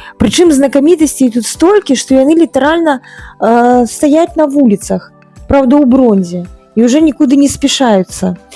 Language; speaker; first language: Belarusian; native; Belarusian